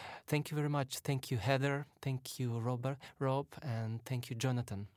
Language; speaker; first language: English; non-native, fluent; Ukrainian